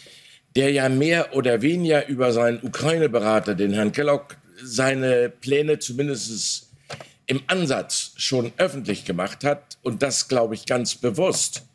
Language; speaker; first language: German; native; German